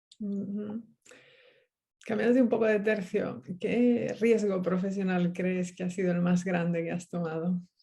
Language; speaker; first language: Spanish; native; Spanish